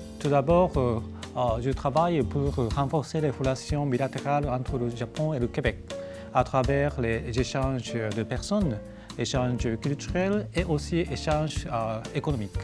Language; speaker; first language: French; non-native, fluent; Japanese